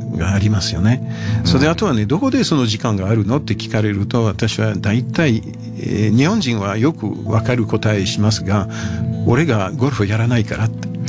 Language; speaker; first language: Japanese; non-native, fluent; French